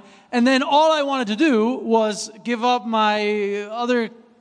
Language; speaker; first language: English; non-native, fluent; Swiss German